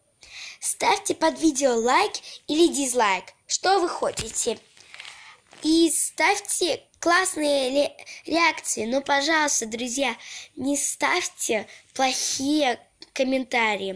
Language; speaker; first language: Russian; early bilingual, heritage; Russian